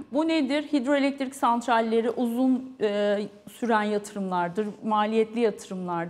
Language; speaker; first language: Turkish; native; Turkish